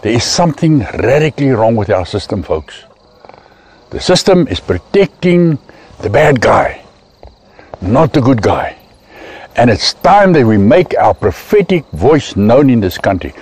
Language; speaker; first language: English; non-native, local second language; Afrikaans